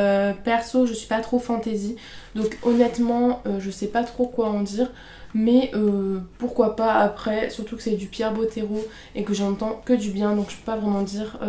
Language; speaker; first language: French; native; French